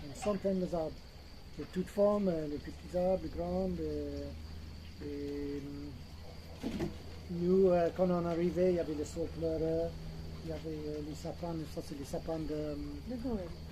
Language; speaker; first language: French; non-native, fluent; English